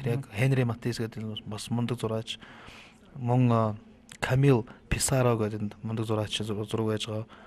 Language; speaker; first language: Mongolian; native; Mongolian